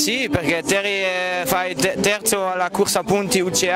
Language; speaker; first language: Italian; non-native, learner; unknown